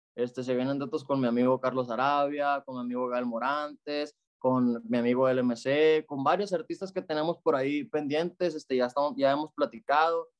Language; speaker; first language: Spanish; native; Spanish